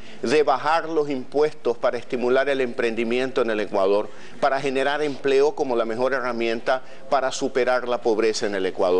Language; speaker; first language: Spanish; native; Spanish